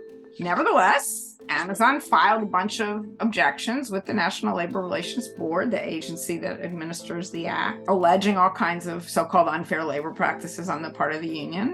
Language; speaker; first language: English; native; English